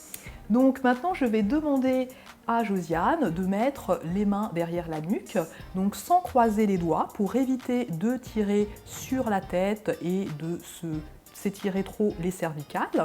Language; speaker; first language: French; native; French